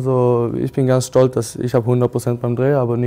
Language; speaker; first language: German; non-native, learner; Swedish